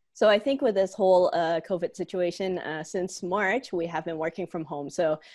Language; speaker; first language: English; non-native, local second language; Cantonese